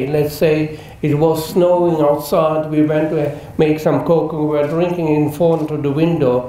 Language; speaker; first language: English; non-native, fluent; German